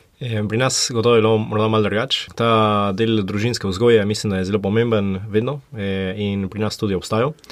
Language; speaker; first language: Slovenian; early bilingual, heritage; Slovenian